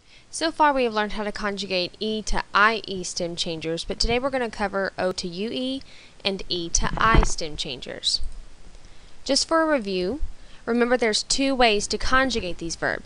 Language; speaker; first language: English; native; English